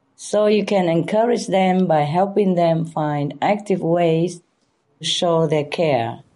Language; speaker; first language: English; non-native, fluent; Vietnamese